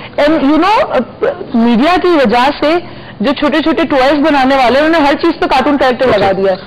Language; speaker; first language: Urdu; native; Urdu